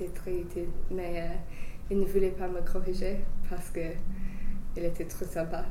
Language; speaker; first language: French; non-native, fluent; English